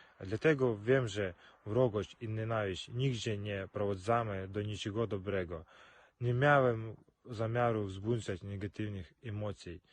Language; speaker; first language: Polish; non-native, learner; Ukrainian